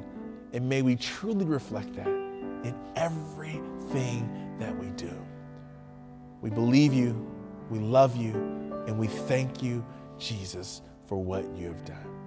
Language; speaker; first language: English; native; English